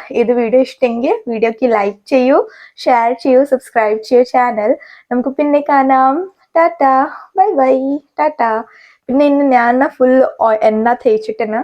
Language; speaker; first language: Malayalam; non-native, local second language; Hindi